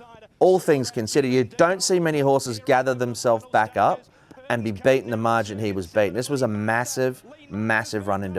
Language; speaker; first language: English; native; English